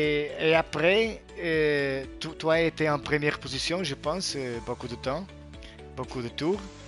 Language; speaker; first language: French; non-native, learner; Portuguese